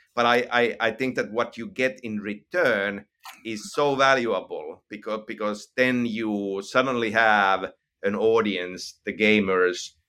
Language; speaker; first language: English; non-native, fluent; Finnish